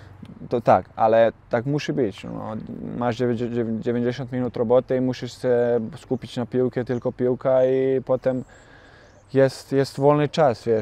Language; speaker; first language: Polish; non-native, learner; Bosnian